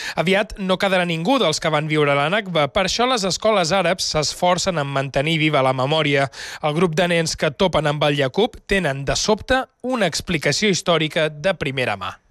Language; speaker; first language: Catalan; native; Catalan